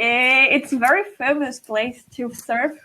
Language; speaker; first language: English; non-native, fluent; Portuguese